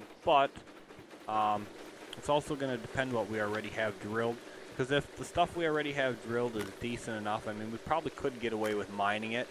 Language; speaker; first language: English; native; English